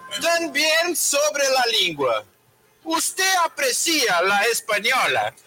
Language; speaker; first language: Spanish; non-native, learner; Portuguese